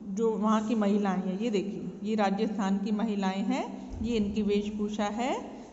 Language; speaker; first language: Hindi; native; Hindi